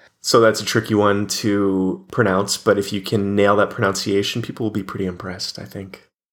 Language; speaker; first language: English; native; English